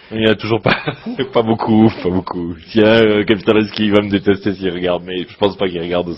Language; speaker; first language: French; native; French